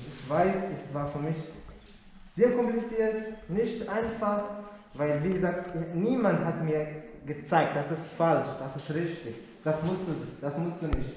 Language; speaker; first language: German; non-native, learner; Arabic